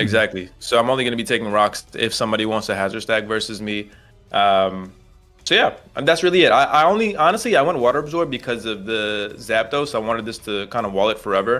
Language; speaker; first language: English; native; English